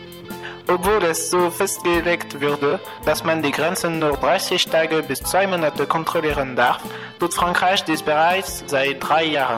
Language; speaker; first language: German; non-native, fluent; French